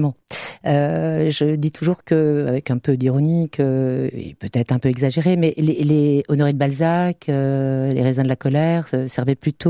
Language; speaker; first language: French; native; French